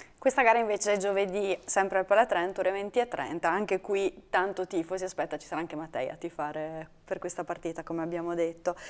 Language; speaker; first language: Italian; native; Italian